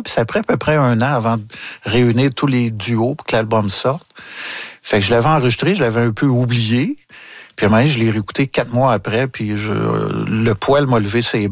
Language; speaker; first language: French; native; French